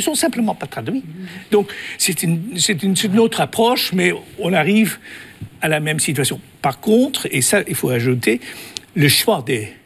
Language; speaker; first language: French; non-native, fluent; Dutch